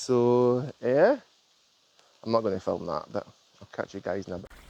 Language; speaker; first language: English; native; English